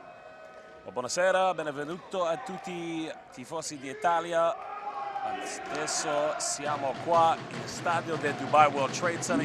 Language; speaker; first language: Italian; non-native, learner; English